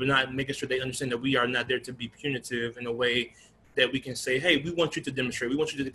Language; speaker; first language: English; native; English